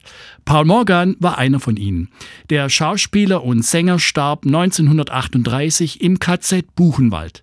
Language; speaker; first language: German; native; German